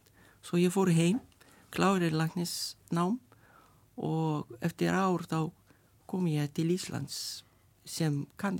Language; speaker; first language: Icelandic; non-native, fluent; Lithuanian